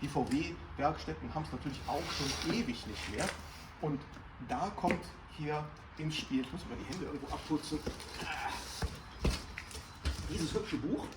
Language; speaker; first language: German; native; German